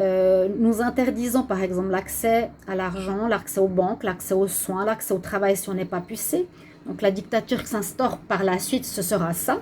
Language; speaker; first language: French; native; French